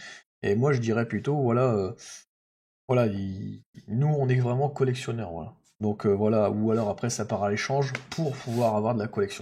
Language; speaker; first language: French; native; French